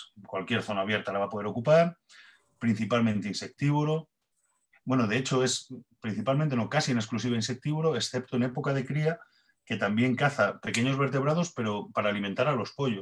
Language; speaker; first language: Spanish; native; Spanish